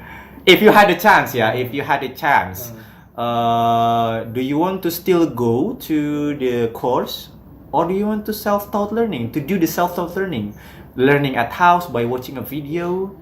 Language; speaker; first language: English; non-native, fluent; Indonesian